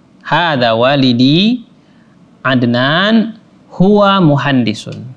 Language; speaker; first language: Arabic; non-native, fluent; Indonesian